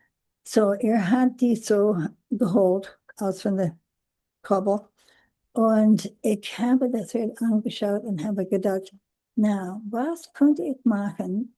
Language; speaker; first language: German; non-native, learner; English